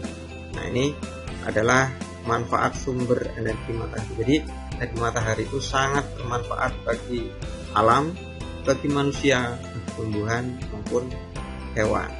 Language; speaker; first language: Indonesian; native; Indonesian